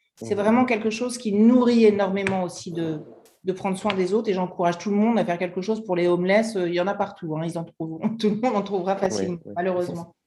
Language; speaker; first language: French; native; French